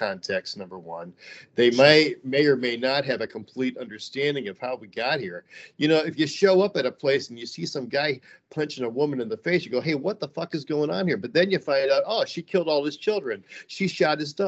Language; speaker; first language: English; native; English